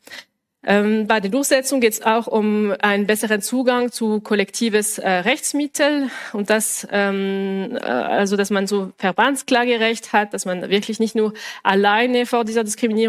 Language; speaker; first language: German; non-native, local second language; French